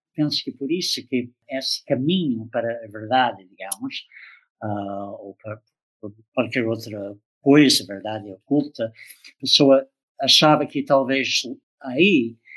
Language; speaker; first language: Portuguese; non-native, fluent; English